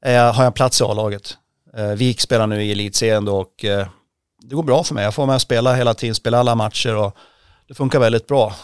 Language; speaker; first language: Swedish; native; Swedish